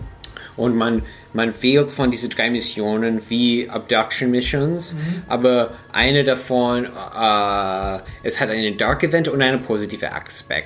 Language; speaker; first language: German; non-native, fluent; English